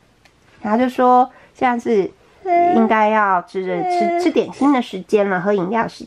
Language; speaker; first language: Chinese; native; Chinese